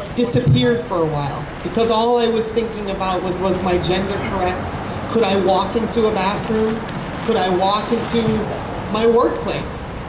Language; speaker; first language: English; native; English